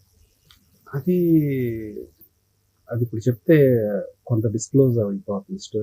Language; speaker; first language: Telugu; native; Telugu